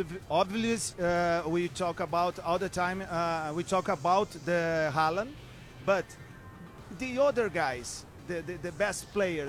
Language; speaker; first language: English; non-native, learner; Portuguese